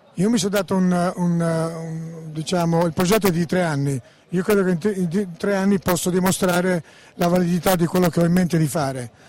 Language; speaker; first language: Italian; early bilingual, heritage; Italian